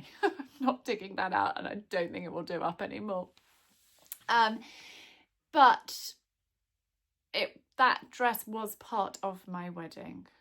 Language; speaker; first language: English; native; English